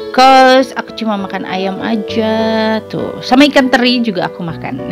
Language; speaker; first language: Indonesian; native; Indonesian